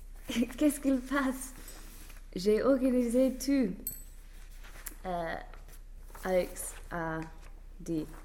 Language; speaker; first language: French; non-native, learner; English